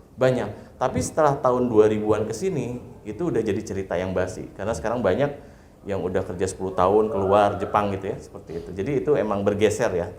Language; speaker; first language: Indonesian; native; Indonesian